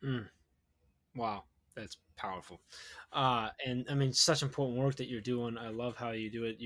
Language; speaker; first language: English; native; English